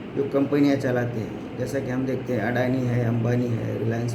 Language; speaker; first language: Hindi; non-native, local second language; Marathi